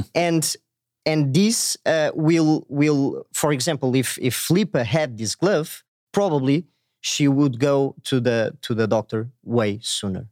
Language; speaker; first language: English; non-native, fluent; Portuguese